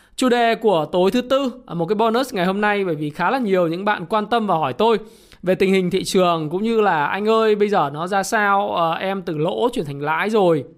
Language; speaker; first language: Vietnamese; native; Vietnamese